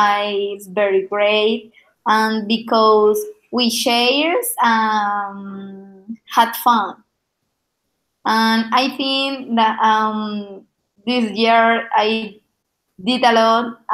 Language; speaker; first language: English; non-native, learner; Spanish